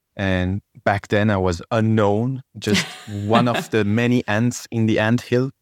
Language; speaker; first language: English; non-native, fluent; French